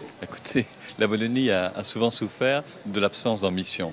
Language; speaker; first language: French; native; French